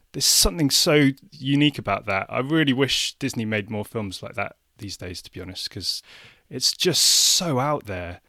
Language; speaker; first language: English; native; English